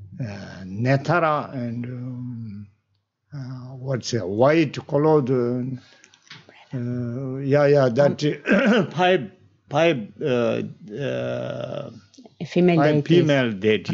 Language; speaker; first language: English; non-native, learner; Tibetan